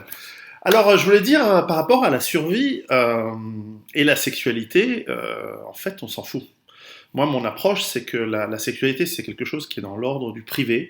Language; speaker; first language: French; native; French